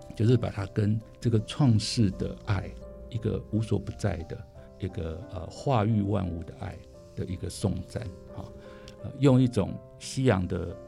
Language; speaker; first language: Chinese; native; Chinese